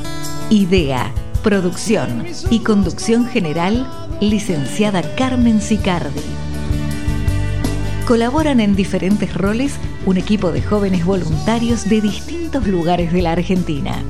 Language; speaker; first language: Spanish; native; Spanish